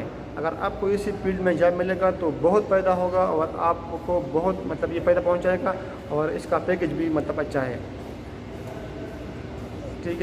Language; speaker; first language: Hindi; non-native, local second language; Pashto